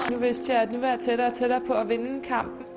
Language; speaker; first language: Danish; early bilingual, other home language; Polish